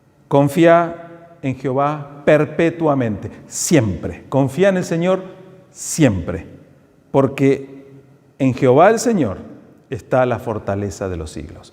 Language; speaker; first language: Spanish; native; Spanish